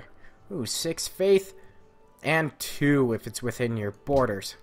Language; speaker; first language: English; native; English